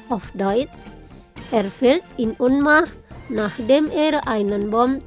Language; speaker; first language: German; non-native, fluent; Indonesian